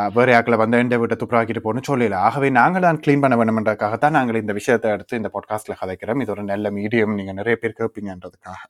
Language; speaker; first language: Tamil; early bilingual, heritage; Tamil